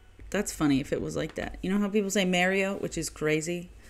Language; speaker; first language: English; native; English